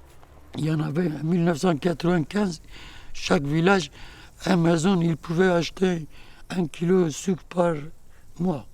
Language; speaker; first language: French; non-native, learner; Kurdish